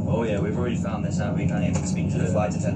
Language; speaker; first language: English; native; English